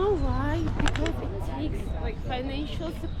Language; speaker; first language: English; non-native, learner; Armenian